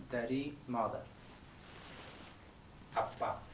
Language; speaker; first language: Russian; non-native, learner; Persian